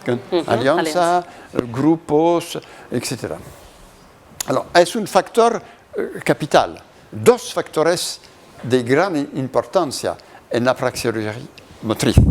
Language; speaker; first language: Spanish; non-native, learner; French